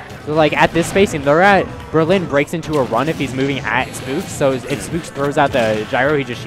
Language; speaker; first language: English; native; English